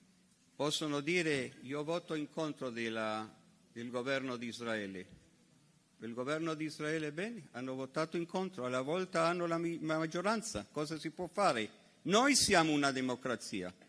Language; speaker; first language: Italian; non-native, fluent; Hebrew